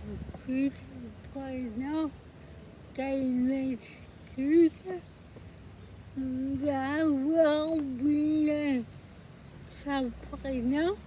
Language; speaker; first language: French; non-native, learner; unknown